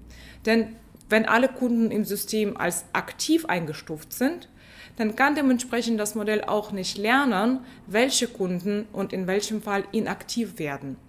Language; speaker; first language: German; non-native, fluent; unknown